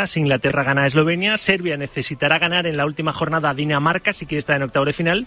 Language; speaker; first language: Spanish; native; Spanish